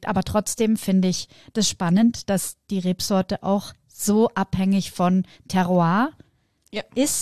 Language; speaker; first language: German; native; German